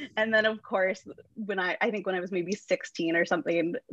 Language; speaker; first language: English; native; English